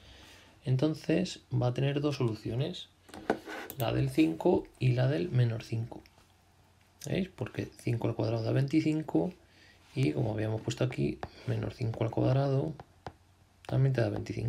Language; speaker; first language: Spanish; native; Spanish